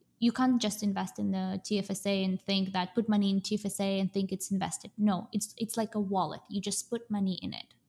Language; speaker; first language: English; non-native, fluent; Russian